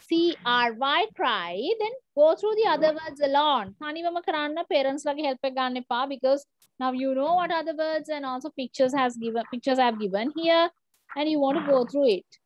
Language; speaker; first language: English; non-native, local second language; Sinhala